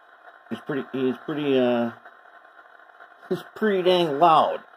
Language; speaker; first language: English; native; English